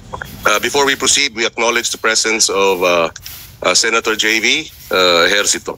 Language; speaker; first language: English; non-native, local second language; Filipino